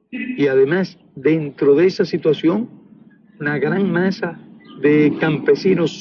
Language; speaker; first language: Spanish; native; Spanish